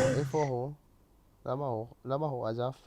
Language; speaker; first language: Hebrew; non-native, learner; Arabic